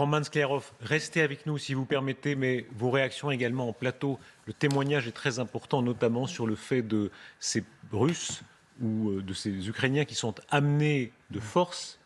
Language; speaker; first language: French; native; French